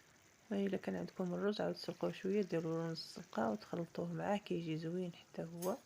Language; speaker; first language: Arabic; native; Arabic